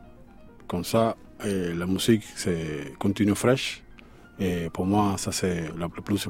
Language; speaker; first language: French; non-native, learner; Spanish